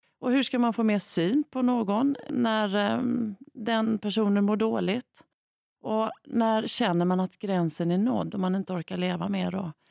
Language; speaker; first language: Swedish; native; Swedish